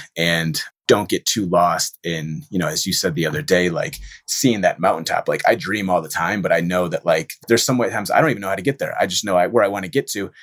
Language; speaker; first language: English; native; English